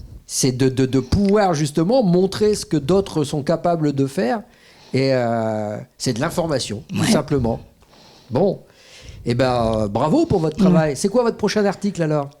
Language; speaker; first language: French; native; French